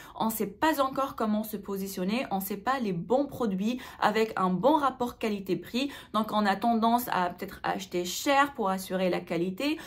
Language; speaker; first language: French; non-native, local second language; Arabic